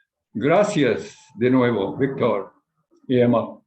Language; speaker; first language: Spanish; non-native, fluent; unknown